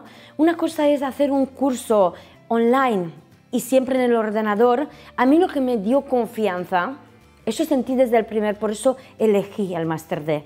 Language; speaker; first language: Spanish; non-native, fluent; Romanian